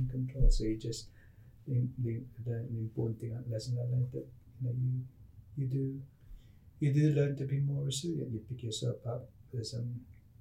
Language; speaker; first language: English; non-native, local second language; Filipino